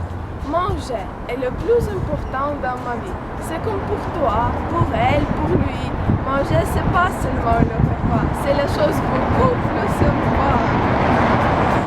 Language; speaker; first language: French; non-native, fluent; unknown